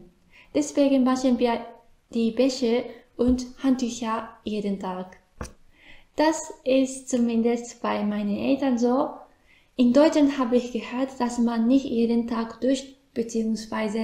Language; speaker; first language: German; non-native, fluent; Japanese